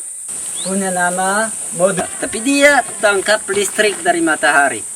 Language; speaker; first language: Indonesian; non-native, learner; French